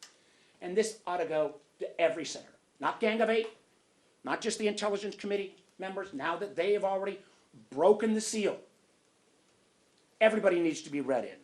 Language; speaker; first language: English; native; English